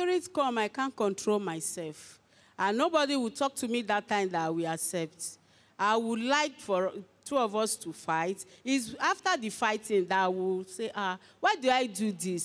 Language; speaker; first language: English; non-native, local second language; Igbo